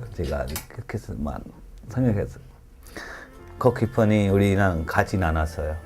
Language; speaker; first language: Korean; non-native, learner; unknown